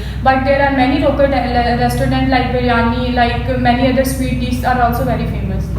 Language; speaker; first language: English; non-native, local second language; Urdu